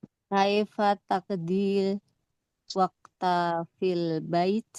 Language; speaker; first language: Arabic; non-native, learner; Indonesian